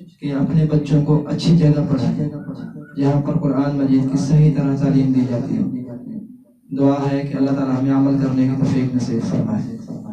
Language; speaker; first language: Urdu; non-native, local second language; Punjabi